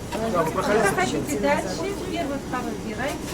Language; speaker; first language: Russian; native; Russian